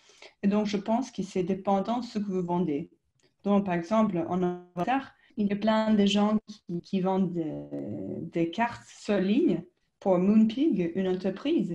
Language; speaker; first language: French; non-native, fluent; English